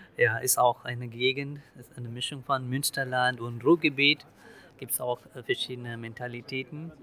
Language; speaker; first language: German; non-native, fluent; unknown